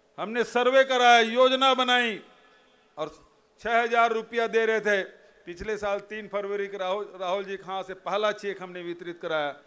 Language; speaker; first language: Hindi; native; Hindi